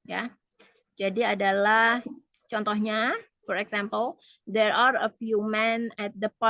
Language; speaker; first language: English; non-native, fluent; Indonesian